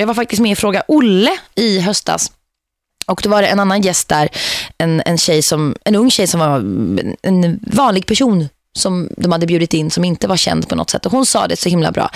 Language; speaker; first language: Swedish; native; Swedish